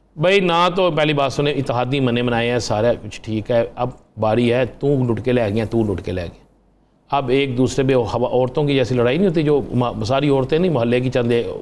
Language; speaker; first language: Urdu; non-native, local second language; Punjabi